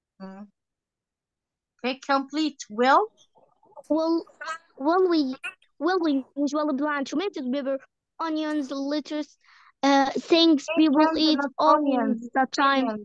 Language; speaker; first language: English; non-native, learner; Arabic